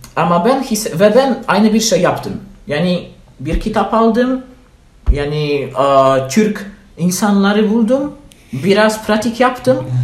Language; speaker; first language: Turkish; non-native, learner; Polish